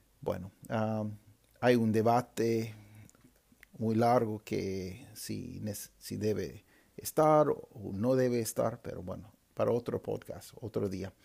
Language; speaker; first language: Spanish; non-native, fluent; English